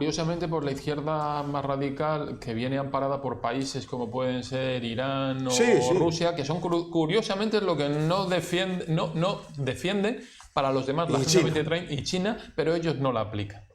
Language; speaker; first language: Spanish; native; Spanish